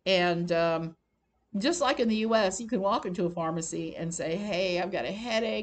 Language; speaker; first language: English; native; English